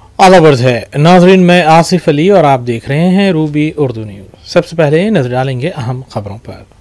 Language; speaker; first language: Urdu; native; Urdu